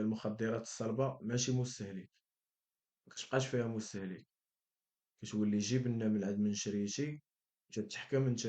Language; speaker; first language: Arabic; native; Arabic